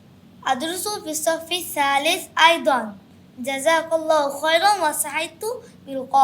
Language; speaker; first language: Arabic; non-native, learner; Bangla